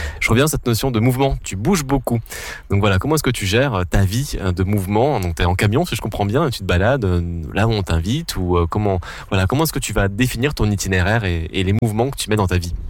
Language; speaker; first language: French; native; French